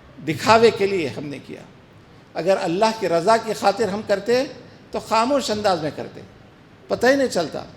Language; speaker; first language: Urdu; native; Urdu